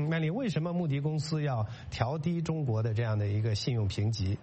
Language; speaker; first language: Chinese; native; Chinese